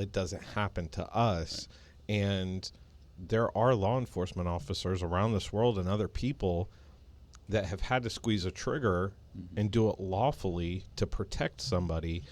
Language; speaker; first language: English; native; English